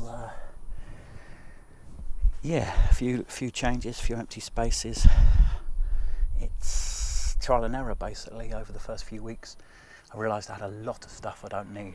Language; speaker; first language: English; native; English